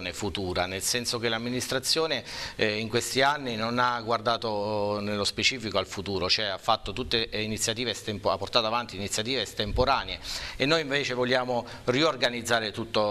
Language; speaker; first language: Italian; native; Italian